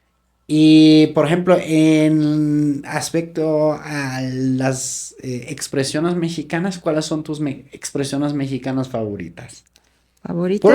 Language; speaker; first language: Spanish; native; Spanish